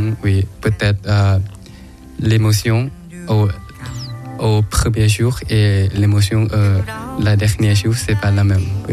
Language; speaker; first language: French; non-native, learner; Thai